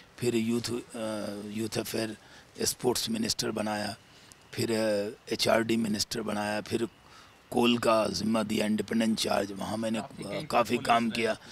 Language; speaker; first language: Hindi; native; Hindi